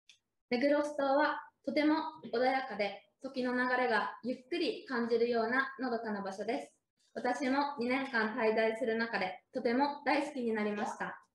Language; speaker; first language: Japanese; native; Japanese